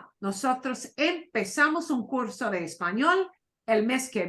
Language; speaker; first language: Spanish; non-native, fluent; English